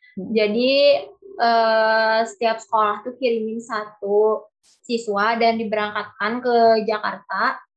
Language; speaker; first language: Indonesian; native; Indonesian